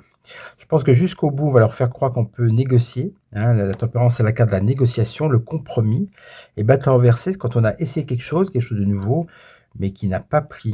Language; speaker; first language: French; native; French